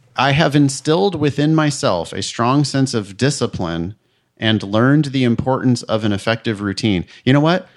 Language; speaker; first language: English; native; English